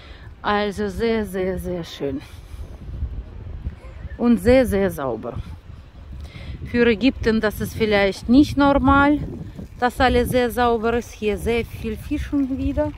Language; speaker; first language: German; non-native, learner; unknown